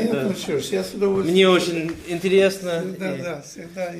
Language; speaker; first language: Russian; non-native, fluent; Ukrainian